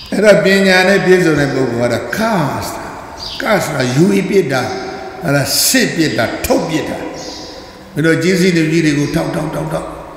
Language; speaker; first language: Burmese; native; Burmese